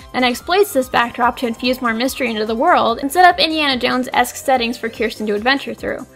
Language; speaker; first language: English; native; English